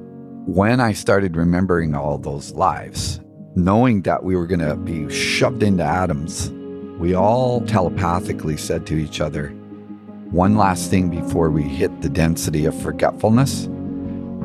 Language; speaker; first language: English; native; English